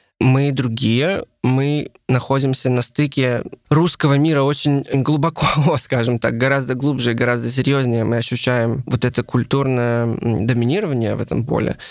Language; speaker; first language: Russian; native; Russian